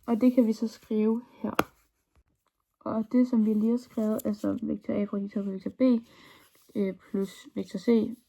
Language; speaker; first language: Danish; native; Danish